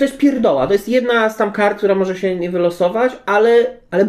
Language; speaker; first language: Polish; native; Polish